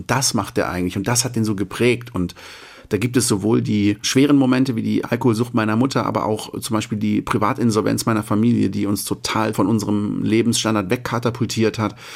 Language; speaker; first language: German; native; German